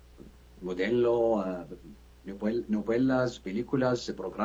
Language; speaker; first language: Spanish; non-native, learner; Arabic